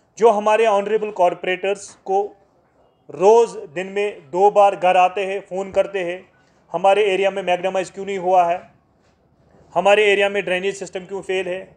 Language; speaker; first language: Hindi; non-native, local second language; Kashmiri